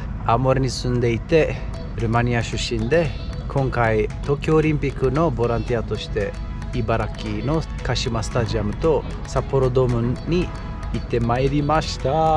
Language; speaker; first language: Japanese; non-native, fluent; Romanian